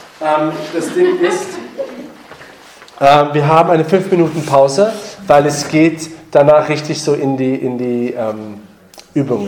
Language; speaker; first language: German; non-native, learner; French